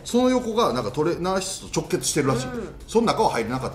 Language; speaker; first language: Japanese; native; Japanese